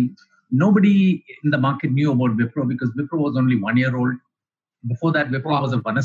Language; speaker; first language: English; non-native, local second language; Malayalam